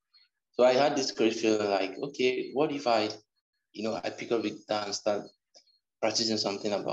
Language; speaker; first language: English; non-native, local second language; Igbo